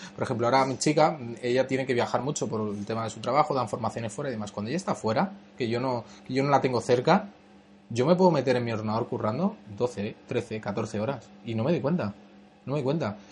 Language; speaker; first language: Spanish; native; Spanish